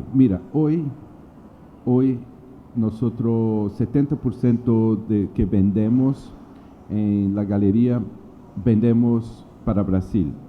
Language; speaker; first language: Spanish; non-native, learner; Portuguese